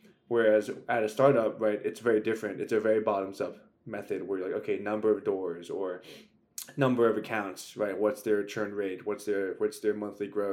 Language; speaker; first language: English; native; English